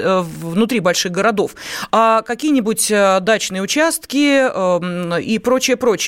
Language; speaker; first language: Russian; native; Russian